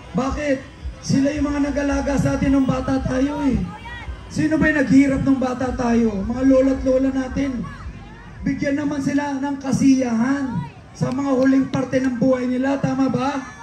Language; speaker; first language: Filipino; native; Filipino